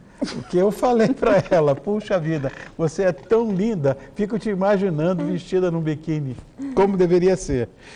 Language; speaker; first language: Portuguese; native; Portuguese